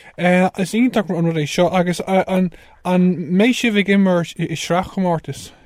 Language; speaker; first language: Irish; non-native, local second language; English